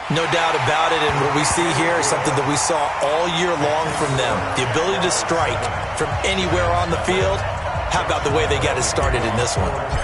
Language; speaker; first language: English; native; English